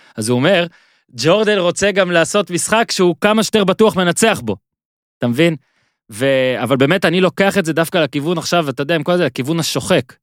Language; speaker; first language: Hebrew; native; Hebrew